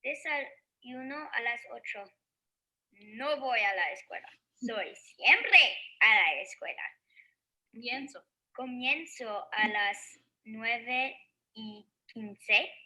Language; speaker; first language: Spanish; non-native, learner; English